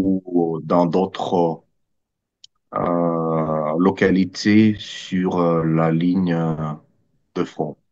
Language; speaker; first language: French; non-native, fluent; Russian